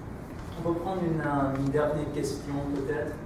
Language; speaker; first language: French; non-native, fluent; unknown